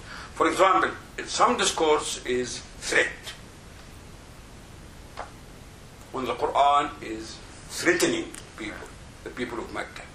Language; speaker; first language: English; non-native, fluent; Arabic